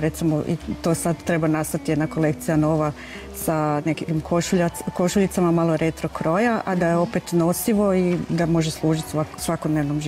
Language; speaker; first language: Croatian; native; Croatian